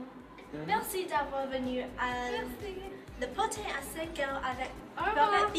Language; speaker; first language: French; non-native, learner; English